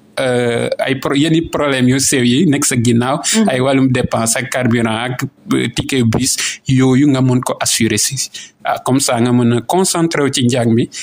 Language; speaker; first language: Wolof; native; Wolof